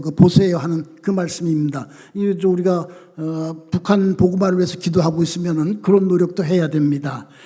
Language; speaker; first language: Korean; native; Korean